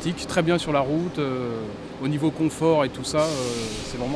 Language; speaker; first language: French; native; French